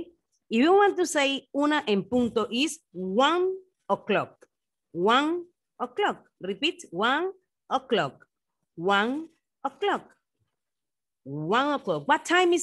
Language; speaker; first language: English; non-native, fluent; Spanish